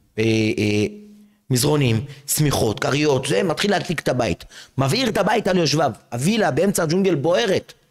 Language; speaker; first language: Hebrew; native; Hebrew